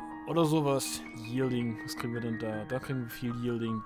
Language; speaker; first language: German; native; German